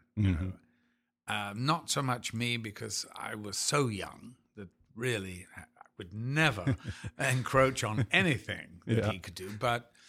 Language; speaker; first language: English; native; English